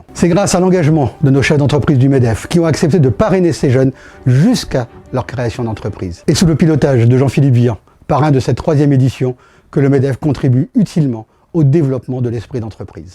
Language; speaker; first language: French; native; French